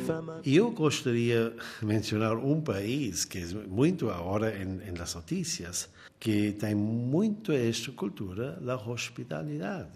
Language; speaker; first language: Portuguese; non-native, fluent; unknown